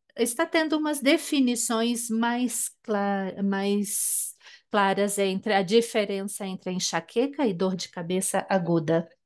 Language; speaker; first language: Portuguese; non-native, fluent; German